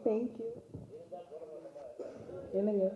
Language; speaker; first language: Tamil; early bilingual, heritage; Tamil